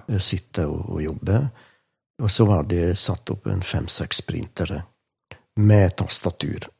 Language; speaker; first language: Norwegian; non-native, fluent; Hungarian